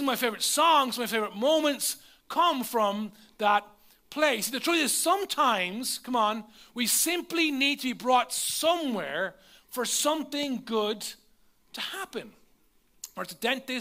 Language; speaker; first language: English; native; English